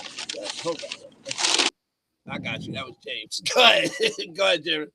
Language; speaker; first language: English; native; English